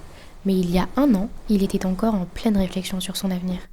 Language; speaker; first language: French; native; French